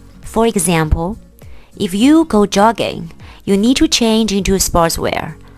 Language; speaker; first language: English; non-native, fluent; Chinese